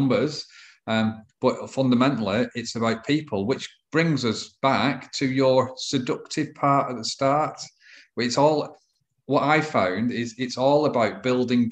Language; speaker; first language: English; native; English